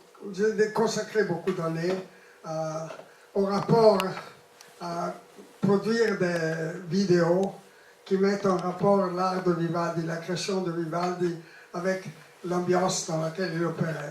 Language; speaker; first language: French; non-native, fluent; Italian